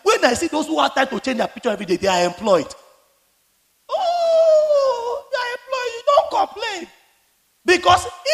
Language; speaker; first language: English; non-native, local second language; Yoruba